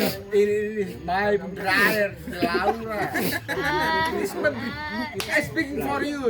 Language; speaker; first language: English; non-native, learner; Indonesian